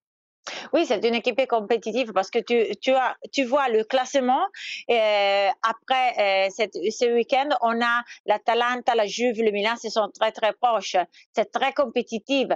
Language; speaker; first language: French; non-native, fluent; Italian